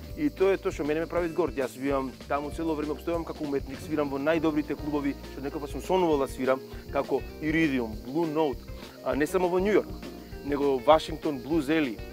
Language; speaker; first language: Macedonian; native; Macedonian